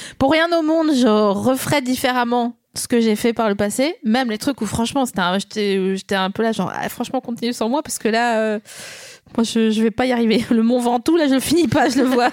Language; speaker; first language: French; native; French